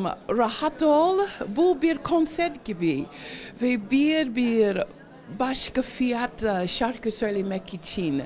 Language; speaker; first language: Turkish; non-native, learner; English